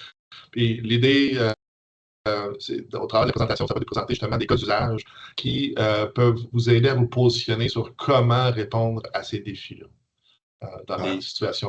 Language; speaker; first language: French; native; French